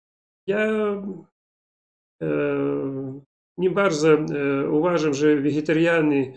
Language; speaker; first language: Polish; non-native, learner; Belarusian